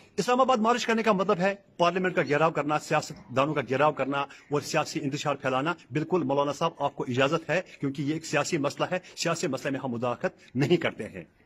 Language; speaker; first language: Urdu; non-native, local second language; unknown